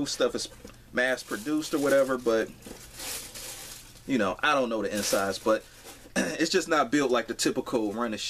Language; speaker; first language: English; native; English